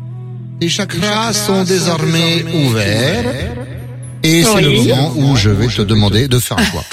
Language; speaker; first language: French; native; French